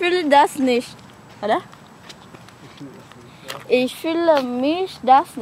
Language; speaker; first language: German; non-native, learner; Indonesian